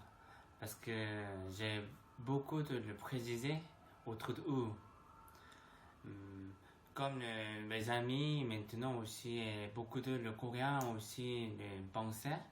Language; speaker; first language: French; non-native, learner; Korean